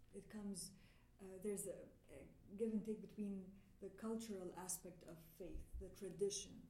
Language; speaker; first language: English; non-native, fluent; Arabic